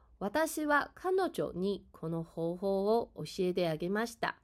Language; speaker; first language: Japanese; non-native, fluent; Chinese